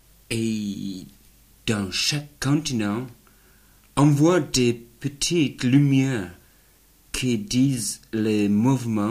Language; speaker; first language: French; non-native, learner; English